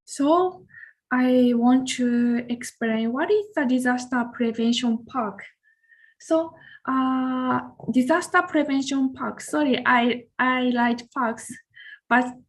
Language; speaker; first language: English; non-native, learner; Japanese